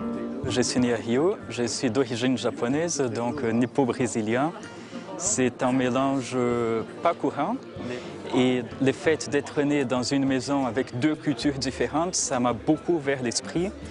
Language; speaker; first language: French; non-native, fluent; Portuguese